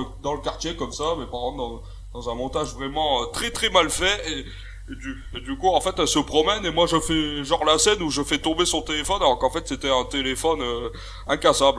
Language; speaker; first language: French; native; French